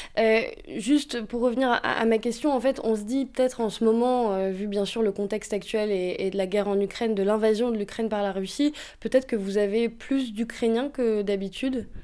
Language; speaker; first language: French; native; French